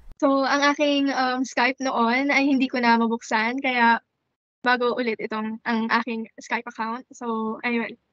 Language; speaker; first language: Filipino; non-native, local second language; Hiligaynon